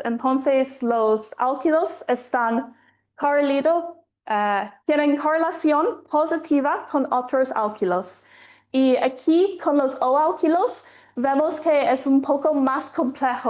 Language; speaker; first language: Spanish; non-native, fluent; English